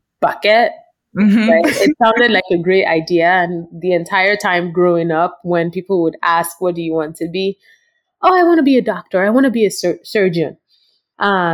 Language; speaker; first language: English; non-native, local second language; Yoruba